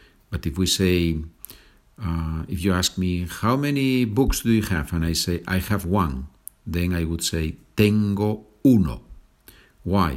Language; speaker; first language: English; non-native, fluent; Spanish